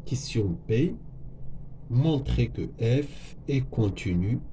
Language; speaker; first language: French; non-native, local second language; Arabic